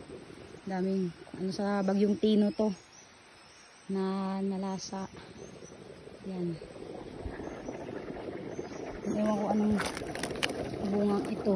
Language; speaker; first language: Filipino; non-native, local second language; Cebuano